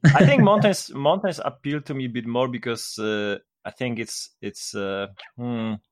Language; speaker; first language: English; non-native, fluent; Polish